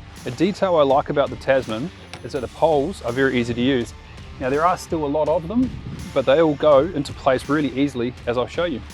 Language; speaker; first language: English; native; English